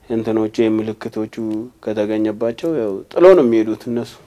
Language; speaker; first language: Amharic; non-native, local second language; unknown